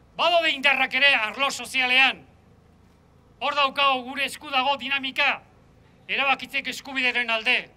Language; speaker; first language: Basque; native; Basque